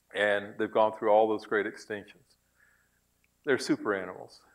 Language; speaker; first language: English; native; English